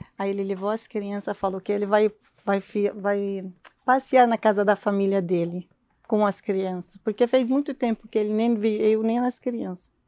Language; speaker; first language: Portuguese; non-native, learner; Arabic